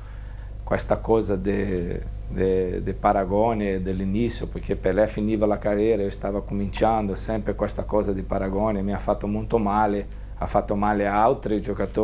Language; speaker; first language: Italian; non-native, fluent; Portuguese